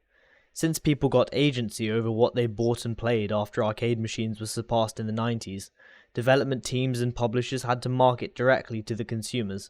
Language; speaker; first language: English; native; English